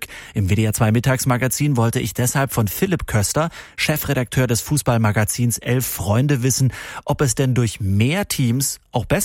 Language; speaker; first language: German; native; German